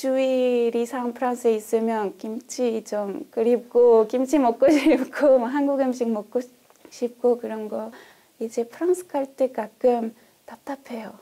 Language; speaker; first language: Korean; non-native, fluent; French